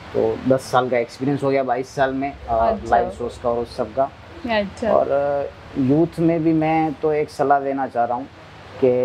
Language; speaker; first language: Hindi; non-native, local second language; Kachhi